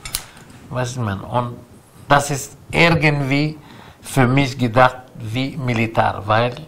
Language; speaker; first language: German; non-native, learner; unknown